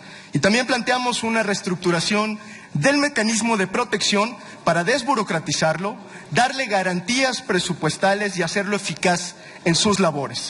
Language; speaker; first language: Spanish; native; Spanish